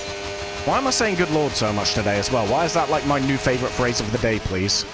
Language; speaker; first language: English; native; English